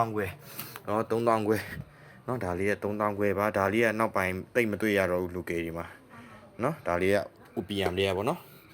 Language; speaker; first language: Burmese; native; Burmese